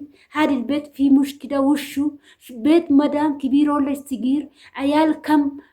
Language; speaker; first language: Arabic; non-native, learner; Oromo